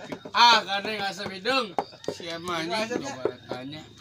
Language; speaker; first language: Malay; non-native, local second language; Sundanese